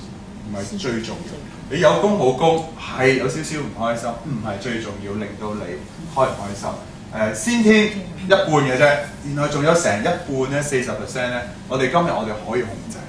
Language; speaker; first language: Cantonese; native; Cantonese